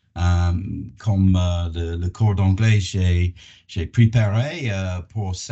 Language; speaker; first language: French; non-native, learner; English